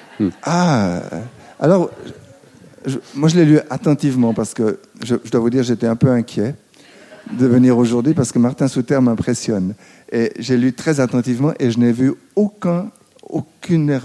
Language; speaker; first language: French; native; French